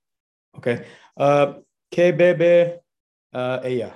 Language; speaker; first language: Spanish; non-native, learner; English